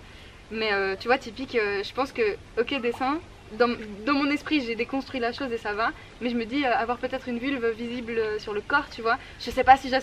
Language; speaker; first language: French; native; French